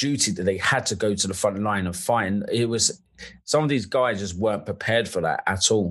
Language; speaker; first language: English; native; English